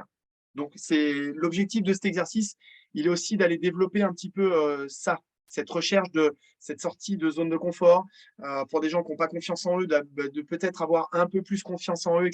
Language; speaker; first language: French; native; French